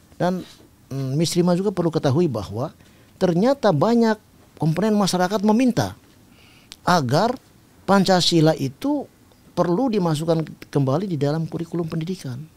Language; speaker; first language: Indonesian; non-native, local second language; Tetum